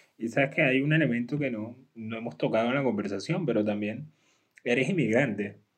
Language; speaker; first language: Spanish; native; Spanish